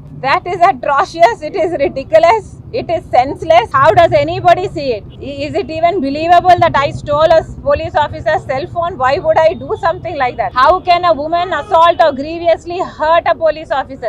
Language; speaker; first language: English; non-native, local second language; Telugu